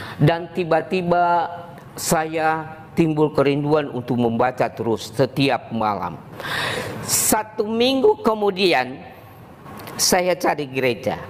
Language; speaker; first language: Indonesian; native; Indonesian